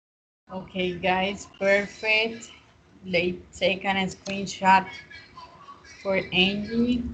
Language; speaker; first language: English; non-native, fluent; Spanish